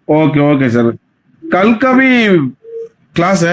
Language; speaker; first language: Hindi; non-native, local second language; Tamil